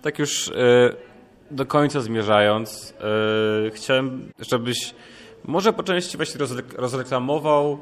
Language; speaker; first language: Polish; native; Polish